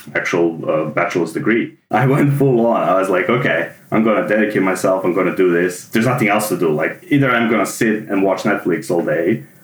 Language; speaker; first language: English; non-native, fluent; Serbian